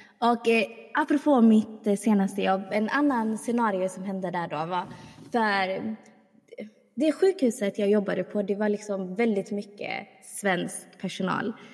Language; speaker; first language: Swedish; early bilingual, other home language; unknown